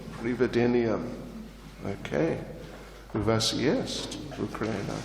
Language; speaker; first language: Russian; non-native, learner; English